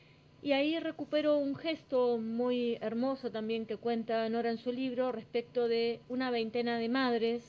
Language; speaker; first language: Spanish; native; Spanish